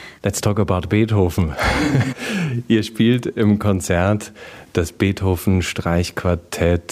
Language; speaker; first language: German; native; German